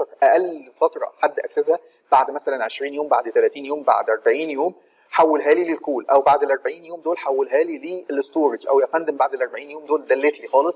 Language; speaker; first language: Arabic; native; Arabic